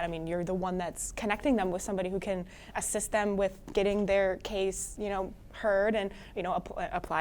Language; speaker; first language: English; native; English